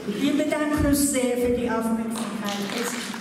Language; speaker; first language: German; non-native, fluent; Persian